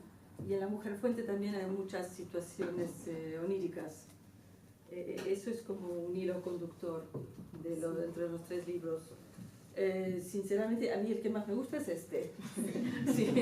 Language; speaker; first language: Spanish; native; Spanish